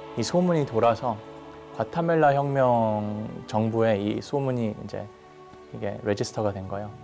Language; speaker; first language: Korean; native; Korean